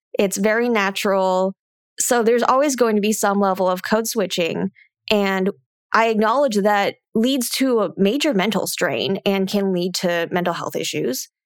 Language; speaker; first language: English; native; English